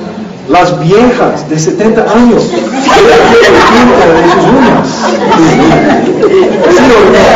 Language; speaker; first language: Spanish; non-native, learner; English